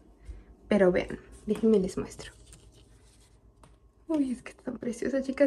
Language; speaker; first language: Spanish; native; Spanish